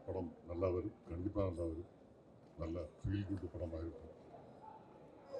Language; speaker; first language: Tamil; non-native, learner; Malayalam